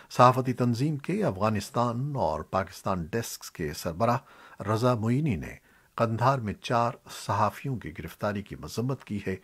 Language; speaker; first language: Urdu; native; Urdu